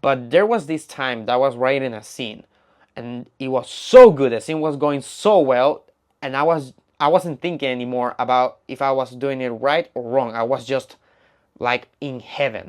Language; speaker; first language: English; non-native, fluent; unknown